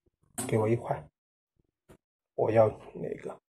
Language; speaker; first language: Chinese; non-native, local second language; Cantonese